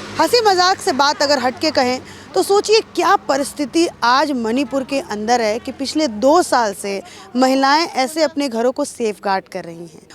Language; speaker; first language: Hindi; native; Hindi